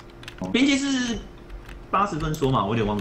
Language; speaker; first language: Chinese; native; Chinese